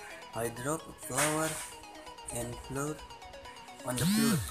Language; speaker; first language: English; non-native, learner; Indonesian